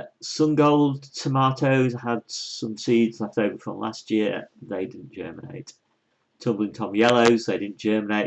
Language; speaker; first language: English; native; English